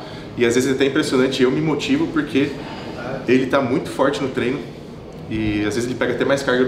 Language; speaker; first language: Portuguese; native; Portuguese